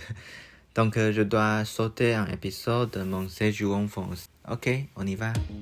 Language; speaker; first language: French; non-native, learner; Chinese